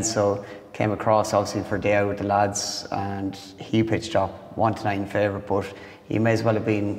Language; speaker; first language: English; native; English